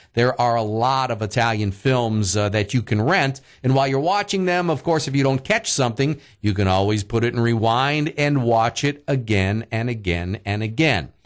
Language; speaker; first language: English; early bilingual, other home language; Italian